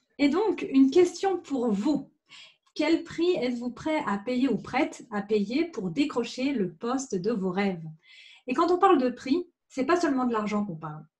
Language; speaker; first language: French; native; French